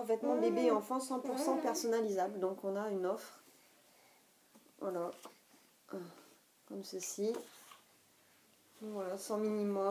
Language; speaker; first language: French; native; French